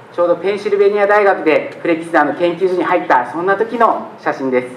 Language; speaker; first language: Japanese; native; Japanese